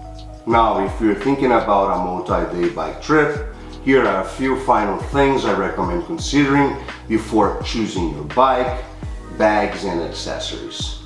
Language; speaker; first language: English; non-native, fluent; Portuguese